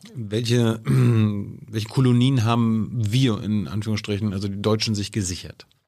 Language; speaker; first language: German; native; German